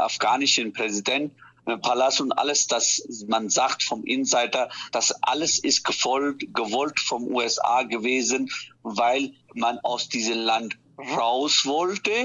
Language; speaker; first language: German; non-native, fluent; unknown